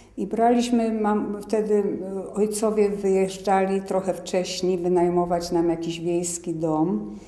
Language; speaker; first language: Polish; native; Polish